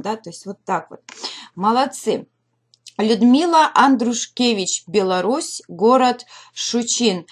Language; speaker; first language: Russian; native; Russian